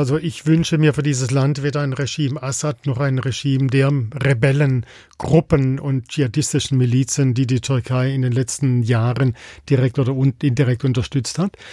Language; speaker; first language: German; native; German